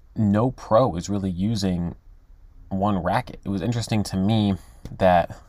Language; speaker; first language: English; native; English